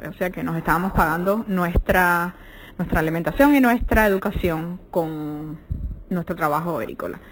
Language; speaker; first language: Spanish; native; Spanish